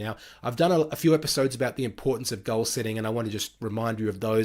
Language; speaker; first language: English; native; English